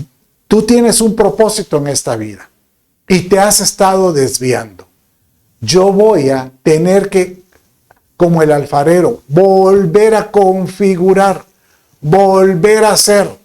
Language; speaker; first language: Spanish; native; Spanish